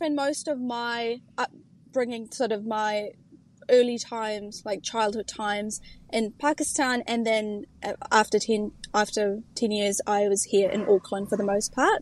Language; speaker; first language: English; early bilingual, other home language; Urdu